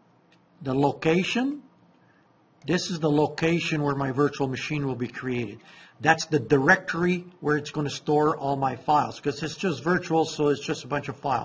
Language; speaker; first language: English; non-native, fluent; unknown